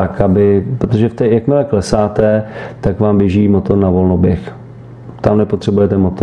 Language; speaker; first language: Czech; native; Czech